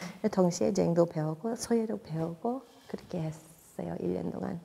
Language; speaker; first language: Korean; non-native, fluent; English